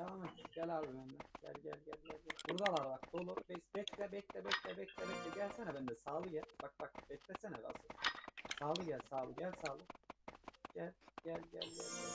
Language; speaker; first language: Turkish; native; Turkish